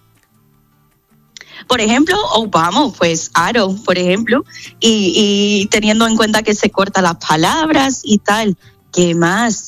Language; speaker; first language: Spanish; non-native, fluent; English